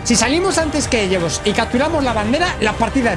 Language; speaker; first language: Spanish; native; Spanish